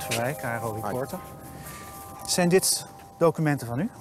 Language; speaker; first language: Dutch; native; Dutch